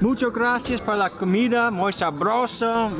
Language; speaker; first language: Spanish; non-native, learner; English